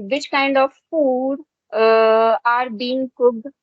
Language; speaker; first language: English; non-native, local second language; Hindi